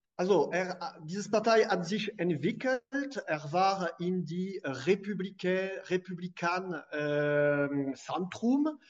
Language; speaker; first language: German; non-native, fluent; French